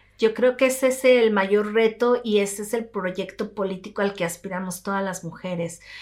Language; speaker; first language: Spanish; native; Spanish